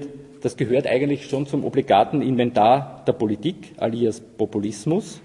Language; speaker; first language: German; native; German